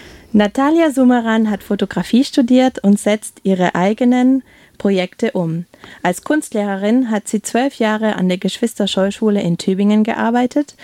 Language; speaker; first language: German; native; German